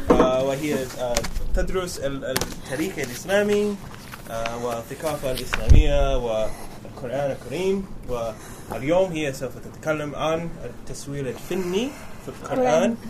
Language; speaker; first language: Arabic; non-native, learner; English